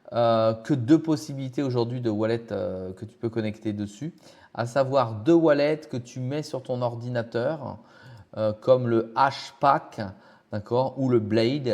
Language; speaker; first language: French; native; French